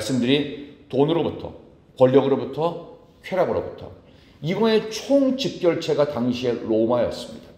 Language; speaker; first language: Korean; native; Korean